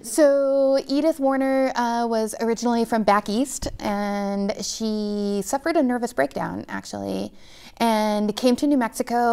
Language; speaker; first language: English; native; English